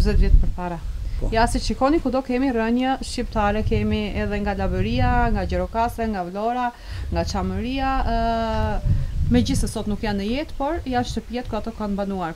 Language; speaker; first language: Albanian; native; Albanian